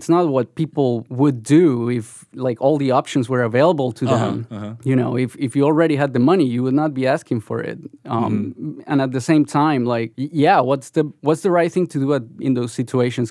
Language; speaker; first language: English; non-native, fluent; Spanish